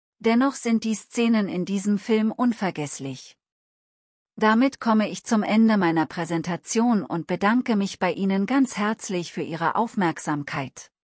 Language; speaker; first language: German; non-native, learner; Telugu